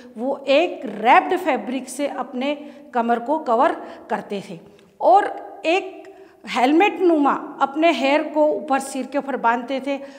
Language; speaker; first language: Hindi; native; Hindi